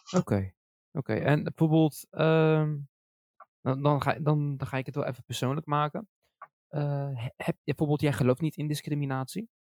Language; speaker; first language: Dutch; early bilingual, other home language; Arabic